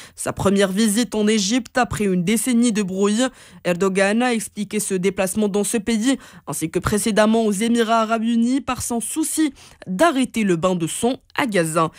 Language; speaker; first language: French; non-native, local second language; Arabic